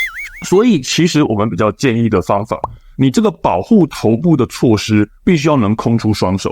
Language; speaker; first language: Chinese; native; Chinese